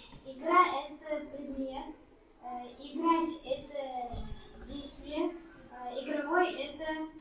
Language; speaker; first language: Russian; non-native, local second language; Kazakh